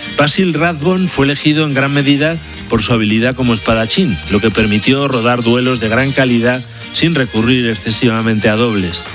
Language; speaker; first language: Spanish; native; Spanish